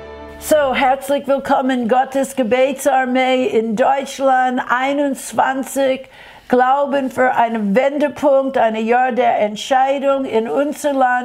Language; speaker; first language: German; non-native, fluent; English